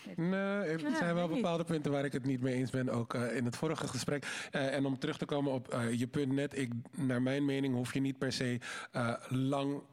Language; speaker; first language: Dutch; native; Dutch